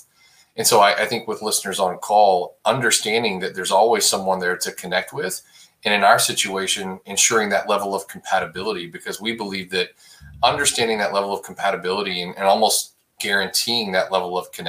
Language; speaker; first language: English; native; English